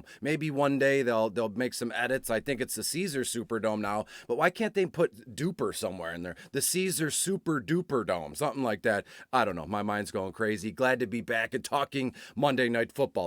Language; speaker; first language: English; native; English